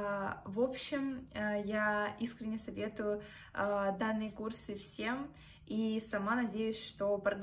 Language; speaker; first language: Russian; native; Russian